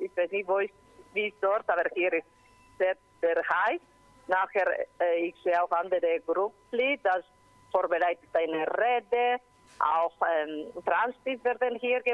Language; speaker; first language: German; non-native, learner; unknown